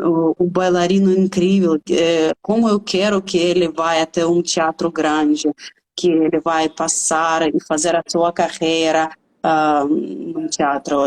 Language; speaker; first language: Portuguese; non-native, fluent; Russian